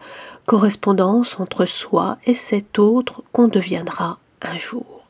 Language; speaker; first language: French; native; French